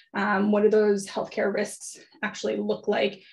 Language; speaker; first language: English; native; English